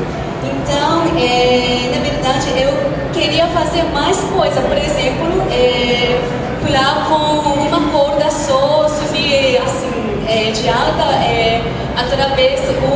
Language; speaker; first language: Portuguese; non-native, fluent; Japanese